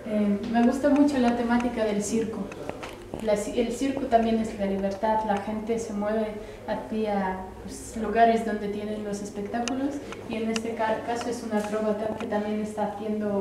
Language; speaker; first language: Spanish; early bilingual, other home language; Russian